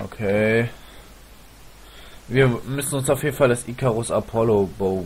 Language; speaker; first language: German; native; German